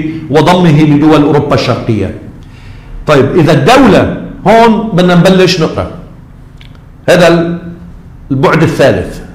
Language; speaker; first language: Arabic; native; Arabic